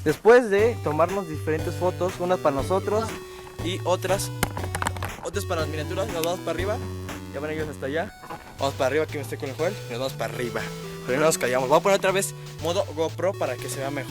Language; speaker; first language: Spanish; native; Spanish